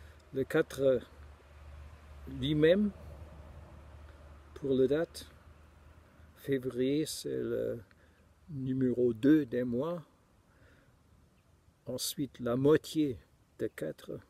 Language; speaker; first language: French; non-native, fluent; German